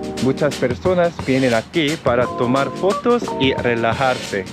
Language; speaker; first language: Spanish; non-native, fluent; Korean